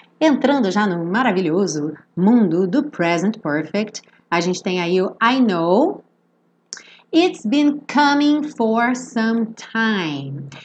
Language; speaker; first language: Portuguese; native; Portuguese